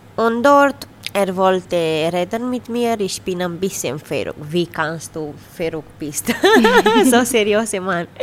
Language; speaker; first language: German; non-native, learner; Romanian